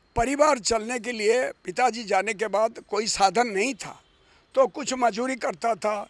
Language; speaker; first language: Hindi; non-native, local second language; Odia